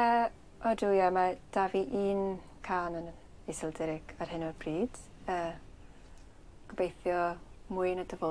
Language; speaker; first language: Welsh; early bilingual, other home language; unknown